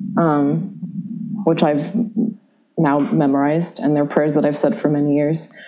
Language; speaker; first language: English; native; English